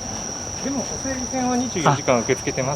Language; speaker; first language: Japanese; native; Japanese